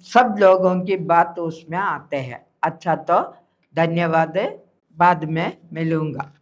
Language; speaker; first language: Hindi; non-native, local second language; Malayalam